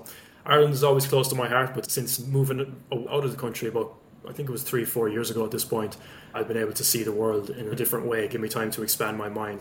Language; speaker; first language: English; native; English